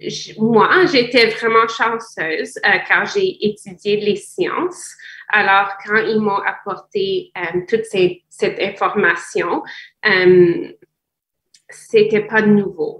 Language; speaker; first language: French; non-native, fluent; English